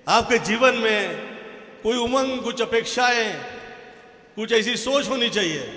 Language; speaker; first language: Hindi; non-native, local second language; Marathi